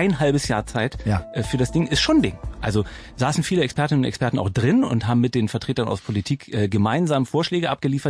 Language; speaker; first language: German; native; German